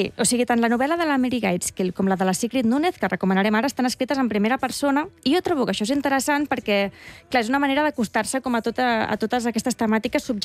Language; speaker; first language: Catalan; native; Catalan